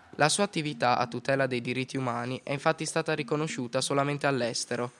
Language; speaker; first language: Italian; native; Italian